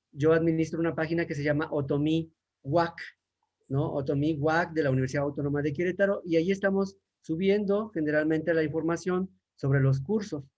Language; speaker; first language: Spanish; native; Spanish